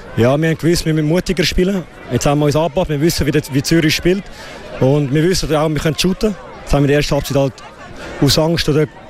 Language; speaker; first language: German; native; German